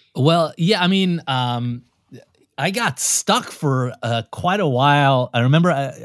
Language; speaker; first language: English; non-native, fluent; Hebrew